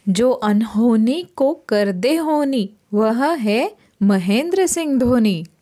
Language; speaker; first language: Hindi; non-native, local second language; Marathi